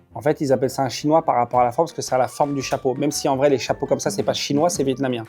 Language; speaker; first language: French; native; French